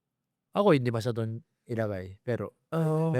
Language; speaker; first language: Filipino; non-native, learner; Japanese